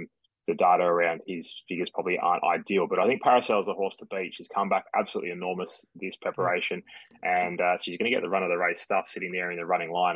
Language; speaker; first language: English; native; English